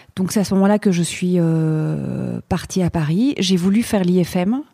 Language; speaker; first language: French; native; French